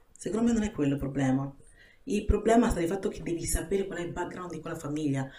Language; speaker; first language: Italian; early bilingual, other home language; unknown